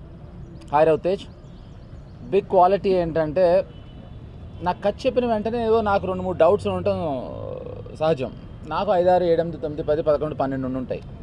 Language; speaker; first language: Telugu; native; Telugu